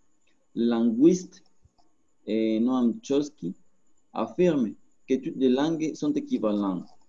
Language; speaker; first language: French; non-native, learner; Spanish